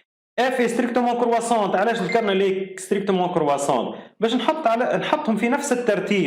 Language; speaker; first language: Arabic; native; Arabic